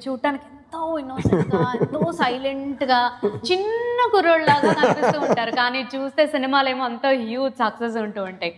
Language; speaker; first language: Telugu; native; Telugu